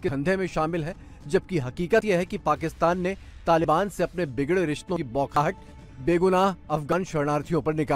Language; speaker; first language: Hindi; native; Hindi